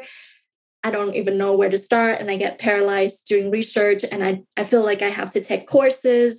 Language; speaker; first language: English; non-native, fluent; Vietnamese